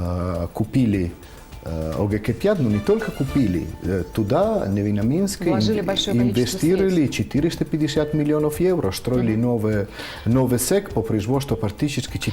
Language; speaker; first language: Russian; non-native, fluent; Italian